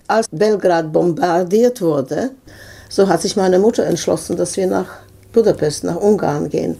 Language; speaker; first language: German; non-native, fluent; Serbian